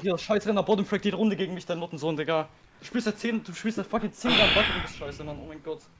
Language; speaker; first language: German; native; German